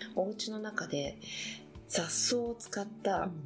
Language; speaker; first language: Japanese; native; Japanese